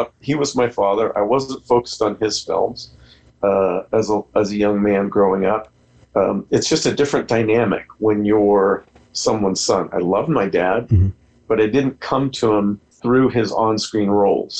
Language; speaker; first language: English; native; English